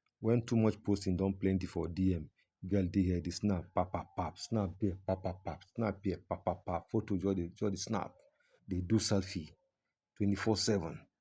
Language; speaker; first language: Nigerian Pidgin; non-native, local second language; Yoruba